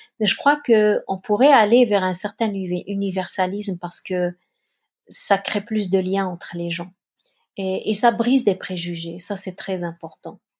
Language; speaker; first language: French; non-native, local second language; Kabyle